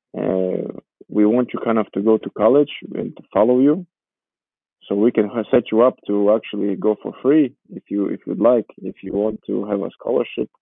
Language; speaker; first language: English; non-native, fluent; Georgian